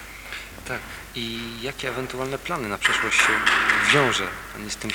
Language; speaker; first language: Polish; native; Polish